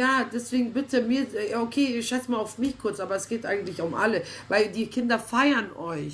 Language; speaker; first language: German; native; German